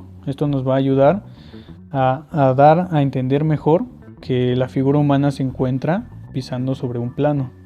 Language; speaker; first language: Spanish; native; Spanish